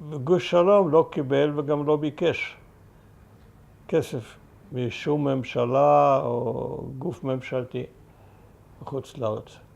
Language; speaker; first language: Hebrew; early bilingual, other home language; German